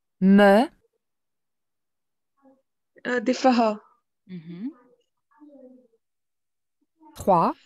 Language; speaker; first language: French; non-native, learner; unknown